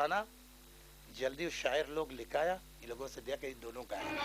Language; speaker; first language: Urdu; non-native, learner; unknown